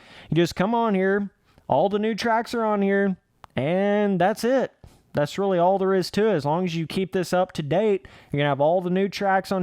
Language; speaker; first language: English; native; English